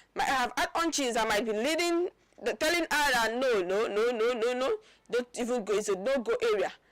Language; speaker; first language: English; non-native, local second language; Yoruba